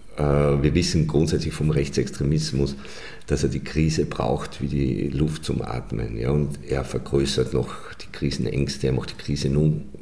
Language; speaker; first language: German; native; German